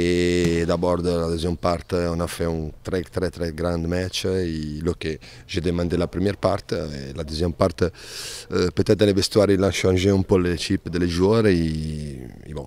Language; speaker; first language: French; non-native, fluent; Spanish